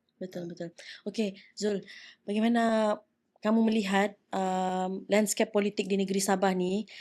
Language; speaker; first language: Malay; native; Malay